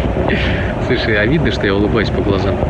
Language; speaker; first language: Russian; native; Russian